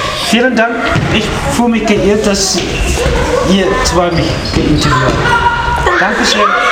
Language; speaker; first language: German; non-native, fluent; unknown